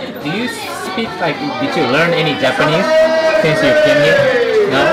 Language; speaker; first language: English; non-native, fluent; Japanese